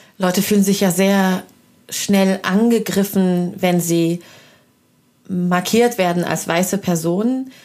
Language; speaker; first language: German; early bilingual, other home language; Persian